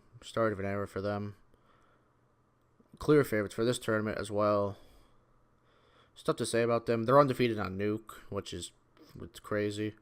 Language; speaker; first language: English; native; English